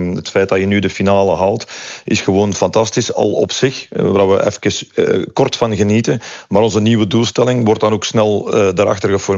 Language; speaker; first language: Dutch; native; Dutch